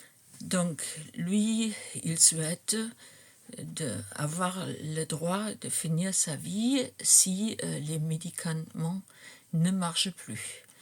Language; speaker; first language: French; non-native, fluent; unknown